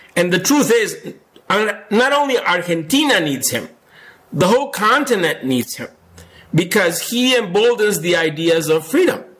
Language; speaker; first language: English; non-native, fluent; Spanish